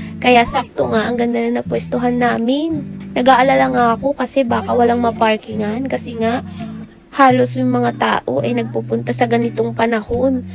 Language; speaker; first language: Filipino; native; Filipino